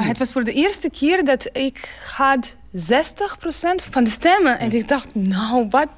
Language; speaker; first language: Dutch; non-native, learner; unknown